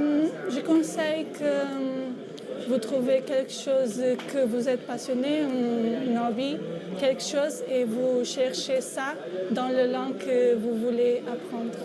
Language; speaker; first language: French; non-native, learner; Portuguese